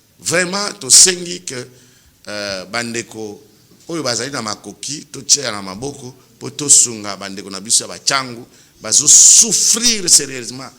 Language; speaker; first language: Lingala; native; Lingala